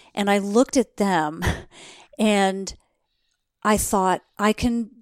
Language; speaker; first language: English; native; English